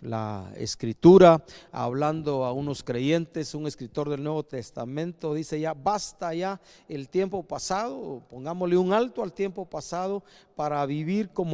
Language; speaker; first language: Spanish; native; Spanish